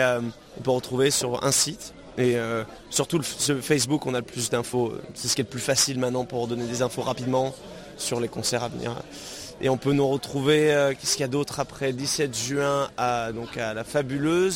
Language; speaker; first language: French; native; French